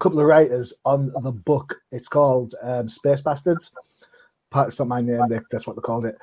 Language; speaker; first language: English; native; English